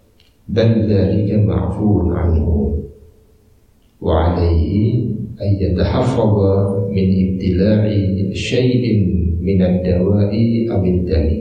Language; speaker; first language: Arabic; non-native, fluent; Indonesian